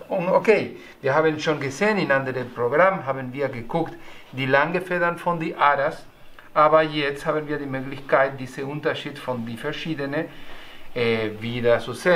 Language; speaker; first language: German; non-native, learner; Spanish